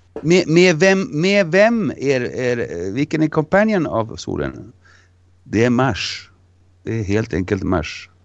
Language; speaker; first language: Swedish; non-native, fluent; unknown